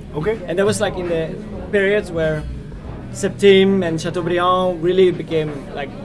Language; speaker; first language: English; non-native, fluent; Dutch